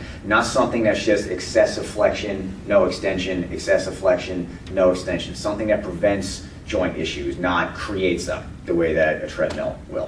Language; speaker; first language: English; native; English